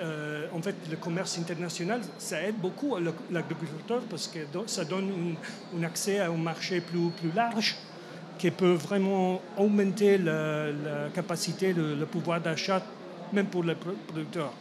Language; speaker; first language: French; non-native, fluent; English